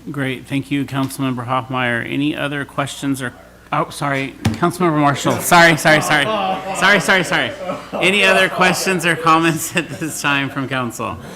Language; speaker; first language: English; native; English